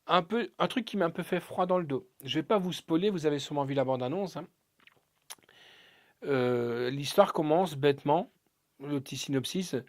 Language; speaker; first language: French; native; French